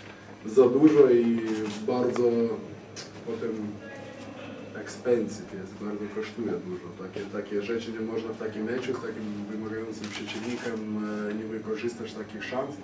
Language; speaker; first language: Polish; non-native, fluent; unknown